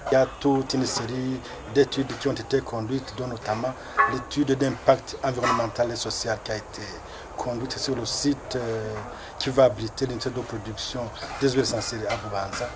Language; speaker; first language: French; non-native, local second language; Rundi